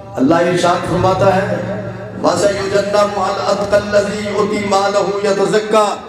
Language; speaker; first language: Urdu; non-native, local second language; Punjabi